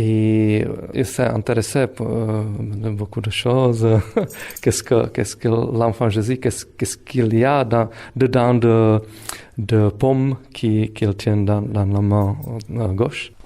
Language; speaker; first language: French; non-native, fluent; Czech